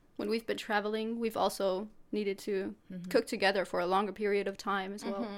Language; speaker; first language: English; non-native, fluent; German